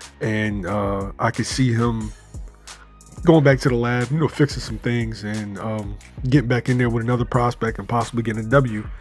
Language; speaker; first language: English; native; English